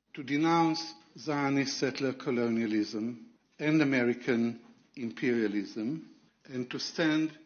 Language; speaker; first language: English; non-native, fluent; Arabic